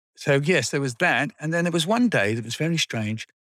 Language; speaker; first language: English; native; English